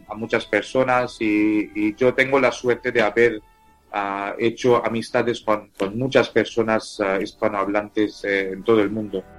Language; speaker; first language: Spanish; non-native, fluent; Tamil